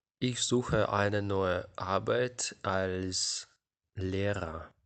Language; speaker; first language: German; non-native, fluent; Ukrainian